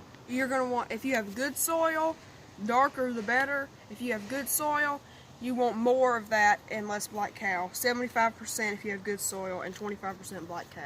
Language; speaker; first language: English; native; English